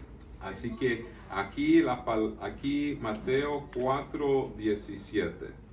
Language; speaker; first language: Spanish; early bilingual, heritage; Spanish